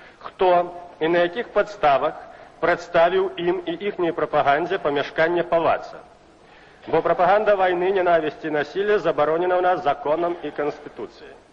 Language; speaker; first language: Belarusian; native; Belarusian